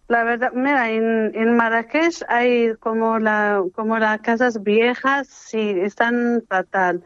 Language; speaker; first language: Spanish; non-native, fluent; Arabic